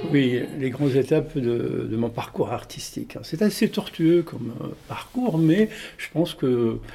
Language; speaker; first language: French; non-native, local second language; Arabic